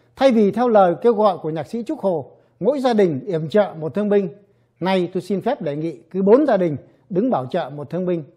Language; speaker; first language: Vietnamese; native; Vietnamese